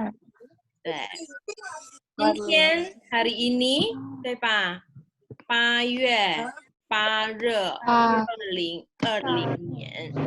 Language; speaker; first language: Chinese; non-native, fluent; Indonesian